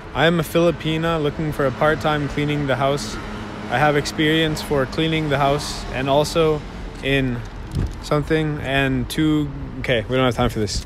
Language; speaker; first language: English; native; English